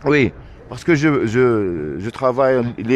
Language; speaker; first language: French; non-native, learner; Arabic